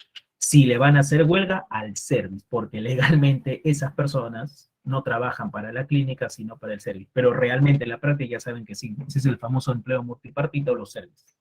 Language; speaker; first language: Spanish; native; Spanish